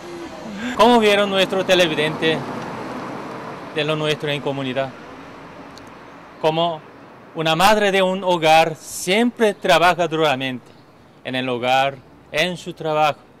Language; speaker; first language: Spanish; non-native, learner; Korean